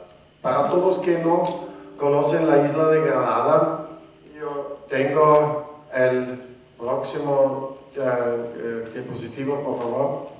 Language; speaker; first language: Spanish; non-native, fluent; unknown